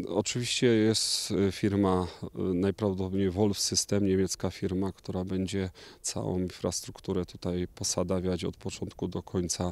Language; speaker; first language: Polish; native; Polish